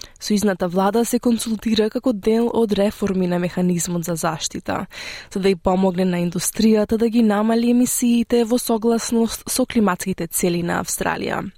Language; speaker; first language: Macedonian; native; Macedonian